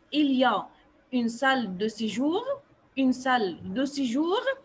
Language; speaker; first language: French; non-native, fluent; Arabic